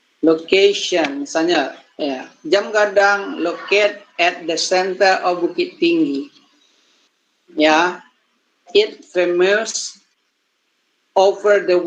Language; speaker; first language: English; non-native, learner; Indonesian